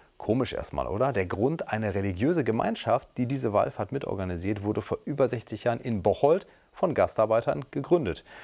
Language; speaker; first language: German; native; German